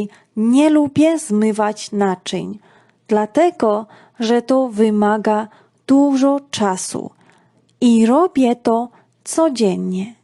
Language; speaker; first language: Polish; non-native, fluent; Georgian